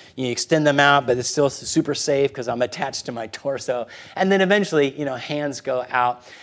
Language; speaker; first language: English; early bilingual, other home language; Spanish